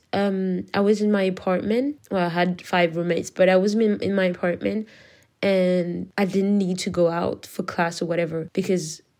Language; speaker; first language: English; non-native, fluent; French